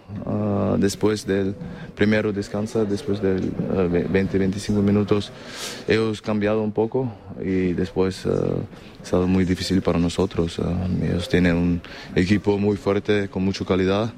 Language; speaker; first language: Spanish; non-native, learner; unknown